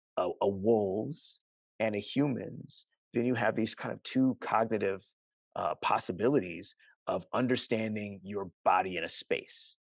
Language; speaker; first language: English; native; English